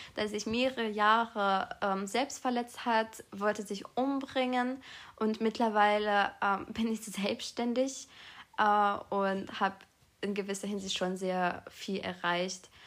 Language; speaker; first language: German; early bilingual, other home language; Polish